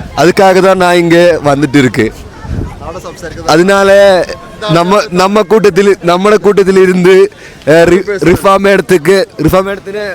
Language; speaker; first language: Tamil; non-native, learner; Malayalam